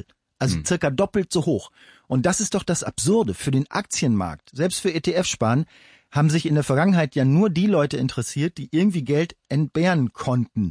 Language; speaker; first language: German; native; German